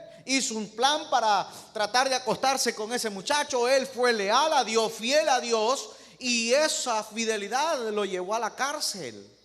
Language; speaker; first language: Spanish; native; Spanish